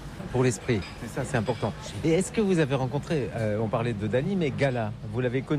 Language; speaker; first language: French; native; French